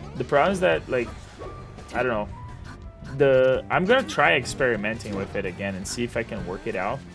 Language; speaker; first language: English; non-native, fluent; Portuguese